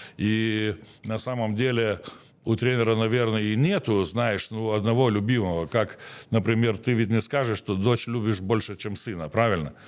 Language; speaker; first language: Russian; non-native, local second language; Lithuanian